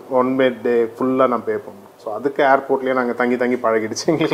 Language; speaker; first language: Tamil; native; Tamil